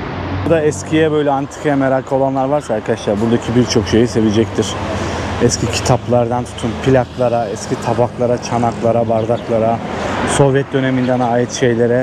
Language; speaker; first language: Turkish; native; Turkish